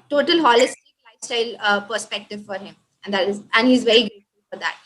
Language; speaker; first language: English; non-native, local second language; Hindi